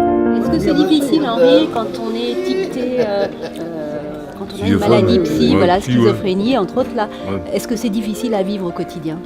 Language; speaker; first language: French; native; French